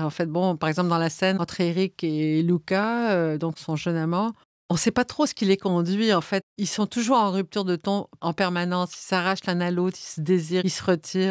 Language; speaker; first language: French; native; French